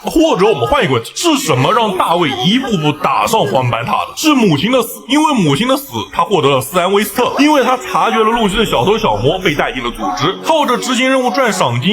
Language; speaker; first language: Chinese; native; Chinese